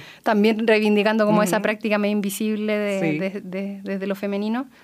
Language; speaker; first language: Spanish; native; Spanish